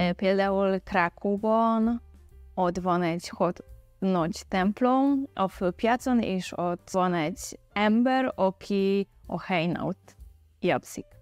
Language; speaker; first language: Hungarian; non-native, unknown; Polish